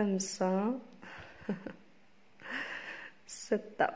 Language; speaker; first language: Arabic; native; Arabic